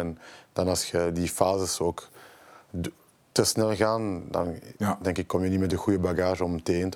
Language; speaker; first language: Dutch; non-native, local second language; French